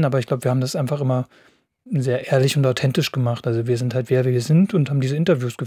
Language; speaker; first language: German; native; German